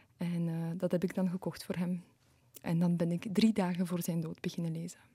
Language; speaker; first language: Dutch; early bilingual, other home language; Polish